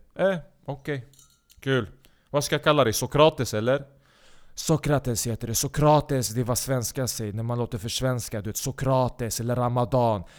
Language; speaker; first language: Swedish; early bilingual, other home language; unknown